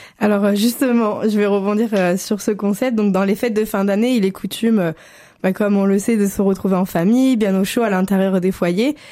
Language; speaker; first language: French; native; French